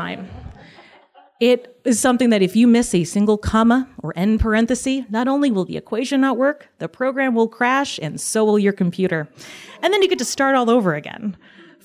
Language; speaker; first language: English; native; English